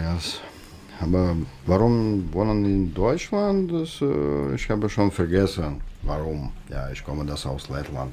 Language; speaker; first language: German; non-native, learner; Russian